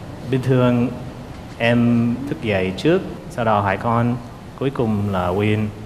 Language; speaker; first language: Vietnamese; non-native, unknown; English